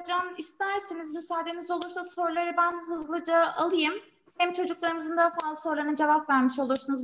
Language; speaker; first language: Turkish; native; Turkish